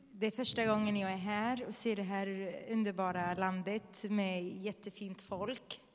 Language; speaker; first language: Swedish; non-native, fluent; Arabic